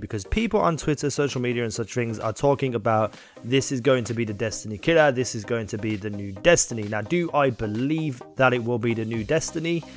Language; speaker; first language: English; native; English